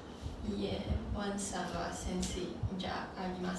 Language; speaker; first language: Japanese; non-native, learner; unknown